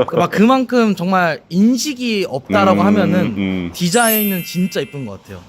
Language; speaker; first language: Korean; native; Korean